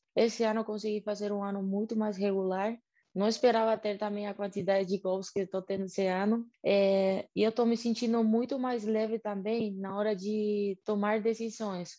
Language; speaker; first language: Portuguese; non-native, fluent; Spanish